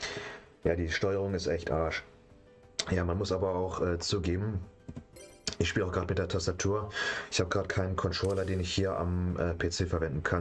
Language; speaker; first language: German; native; German